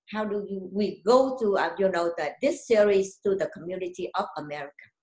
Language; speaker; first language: English; non-native, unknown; Vietnamese